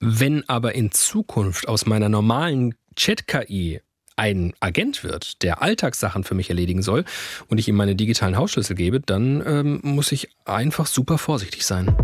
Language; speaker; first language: German; native; German